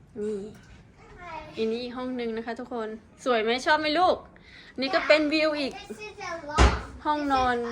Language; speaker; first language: Thai; native; Thai